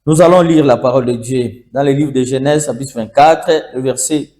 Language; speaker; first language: French; non-native, local second language; Swahili